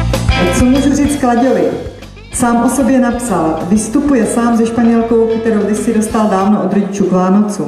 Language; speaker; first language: Czech; native; Czech